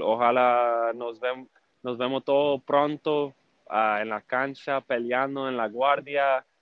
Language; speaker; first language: Spanish; early bilingual, heritage; English